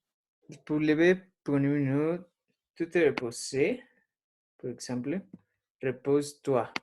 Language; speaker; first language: French; non-native, learner; Spanish